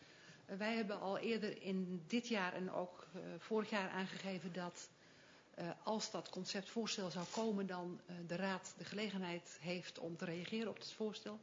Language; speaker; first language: Dutch; native; Dutch